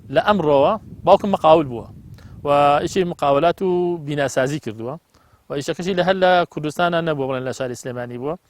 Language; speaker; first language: Central Kurdish; native; Central Kurdish